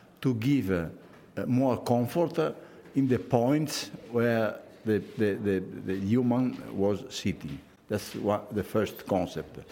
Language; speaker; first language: English; non-native, fluent; Italian